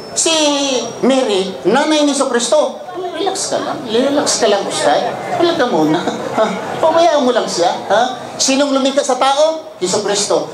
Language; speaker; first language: Filipino; non-native, local second language; Cebuano